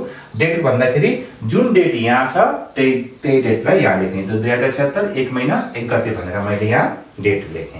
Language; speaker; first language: Nepali; native; Nepali